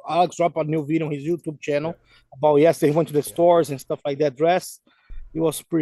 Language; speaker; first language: English; non-native, fluent; Portuguese